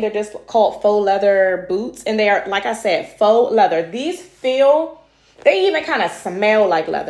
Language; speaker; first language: English; native; English